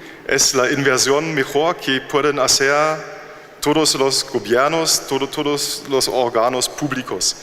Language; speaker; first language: Spanish; non-native, learner; German